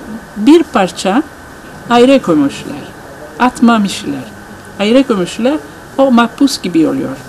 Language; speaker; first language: Turkish; non-native, learner; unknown